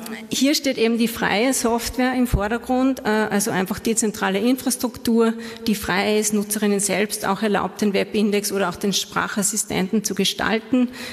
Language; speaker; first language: German; native; German